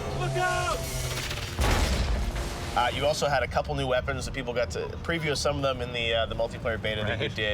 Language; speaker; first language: English; native; English